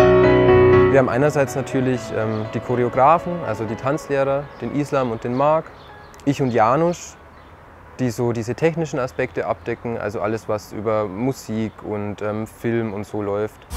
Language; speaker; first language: German; native; German